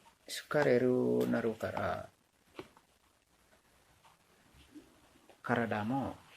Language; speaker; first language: Japanese; non-native, learner; Indonesian